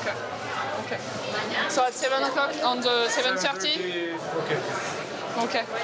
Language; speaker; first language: English; non-native, fluent; French